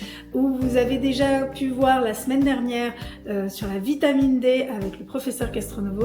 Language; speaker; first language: French; native; French